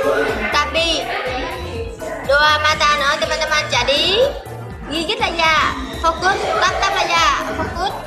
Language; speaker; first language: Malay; non-native, learner; Vietnamese